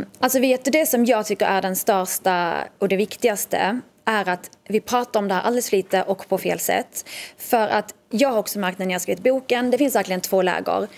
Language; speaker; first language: Swedish; early bilingual, other home language; Arabic